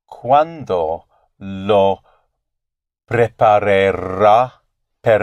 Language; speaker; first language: Italian; non-native, learner; English